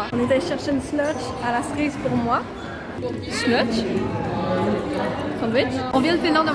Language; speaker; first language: French; native; French